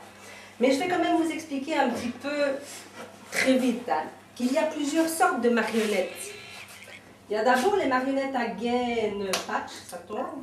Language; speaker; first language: French; native; French